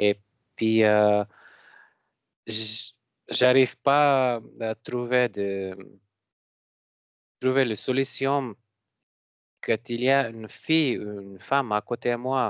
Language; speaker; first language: French; non-native, learner; Macedonian